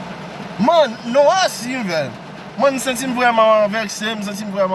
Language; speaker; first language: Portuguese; non-native, learner; Haitian Creole